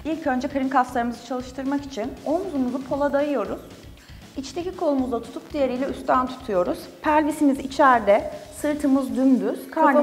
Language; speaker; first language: Turkish; native; Turkish